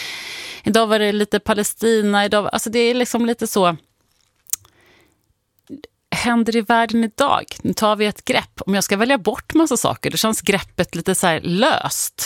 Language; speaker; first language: Swedish; native; Swedish